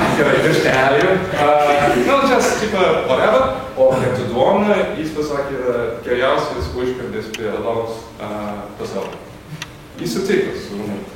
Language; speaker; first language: Lithuanian; non-native, fluent; English